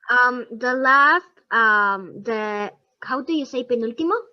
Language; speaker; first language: English; non-native, learner; Spanish